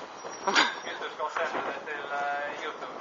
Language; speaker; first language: Norwegian; non-native, learner; Latvian